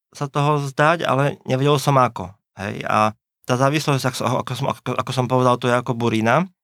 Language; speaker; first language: Slovak; native; Slovak